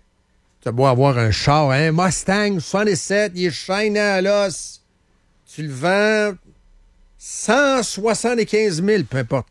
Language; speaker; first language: French; native; French